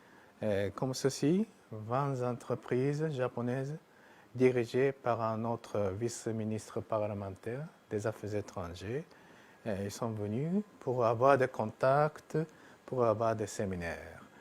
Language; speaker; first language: French; non-native, fluent; Japanese